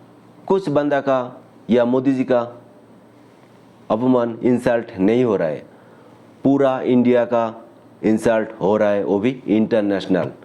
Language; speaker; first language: Hindi; non-native, local second language; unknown